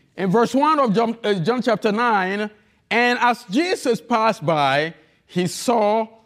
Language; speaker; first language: English; non-native, fluent; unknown